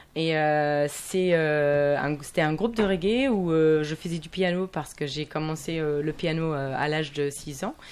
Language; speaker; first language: French; non-native, fluent; German